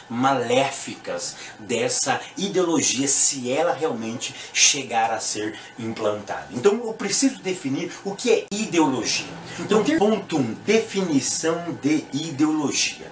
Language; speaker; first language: Portuguese; native; Portuguese